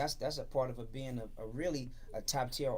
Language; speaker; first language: English; native; English